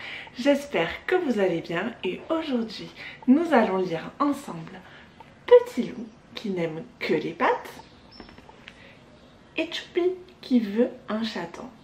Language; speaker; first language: French; native; French